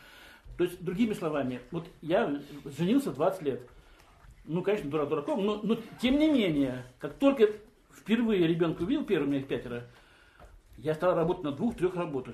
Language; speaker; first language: Russian; native; Russian